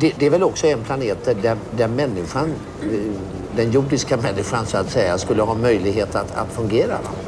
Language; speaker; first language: Swedish; native; Swedish